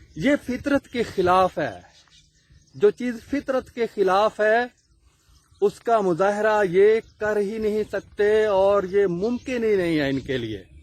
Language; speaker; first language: Urdu; non-native, local second language; Punjabi